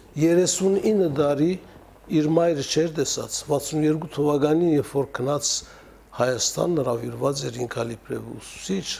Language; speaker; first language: Armenian; native; Armenian